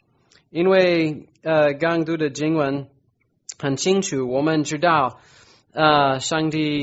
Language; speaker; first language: Chinese; non-native, fluent; English